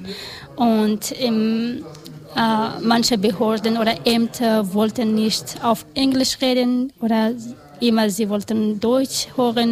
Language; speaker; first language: German; non-native, learner; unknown